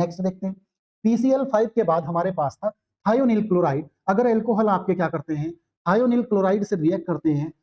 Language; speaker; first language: Hindi; native; Hindi